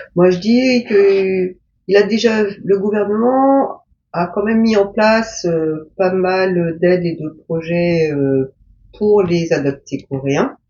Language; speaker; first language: French; early bilingual, other home language; Korean